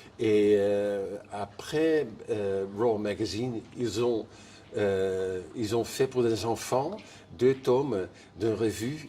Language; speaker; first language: French; non-native, fluent; Dutch